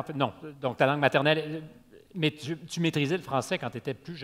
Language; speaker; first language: French; native; French